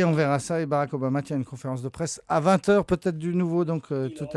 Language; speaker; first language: French; native; French